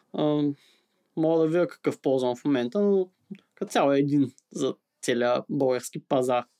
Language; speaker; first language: Bulgarian; native; Bulgarian